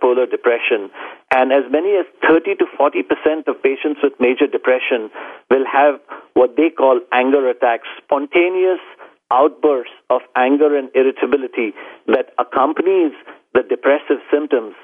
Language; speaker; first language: English; non-native, local second language; Hindi